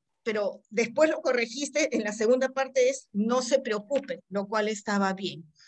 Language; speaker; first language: Spanish; native; Spanish